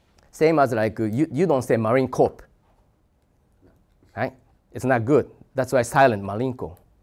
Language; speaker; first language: English; non-native, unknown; Japanese